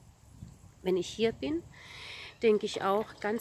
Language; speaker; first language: German; native; German